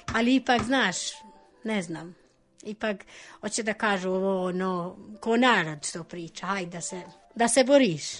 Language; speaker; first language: Serbian; non-native, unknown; Albanian